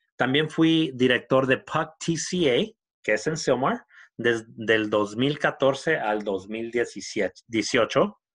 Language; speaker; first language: Spanish; early bilingual, heritage; Spanish